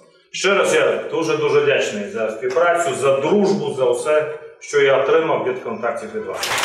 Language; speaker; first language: Ukrainian; non-native, fluent; Latvian